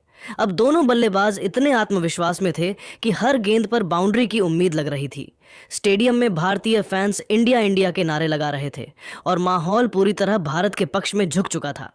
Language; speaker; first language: Hindi; native; Hindi